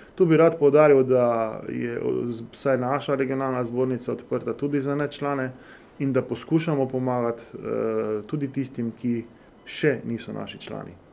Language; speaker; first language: Slovenian; native; Slovenian